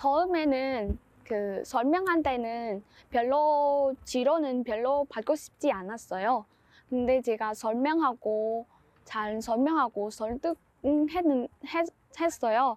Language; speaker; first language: Korean; non-native, learner; Vietnamese